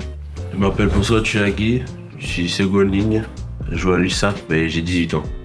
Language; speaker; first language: French; early bilingual, other home language; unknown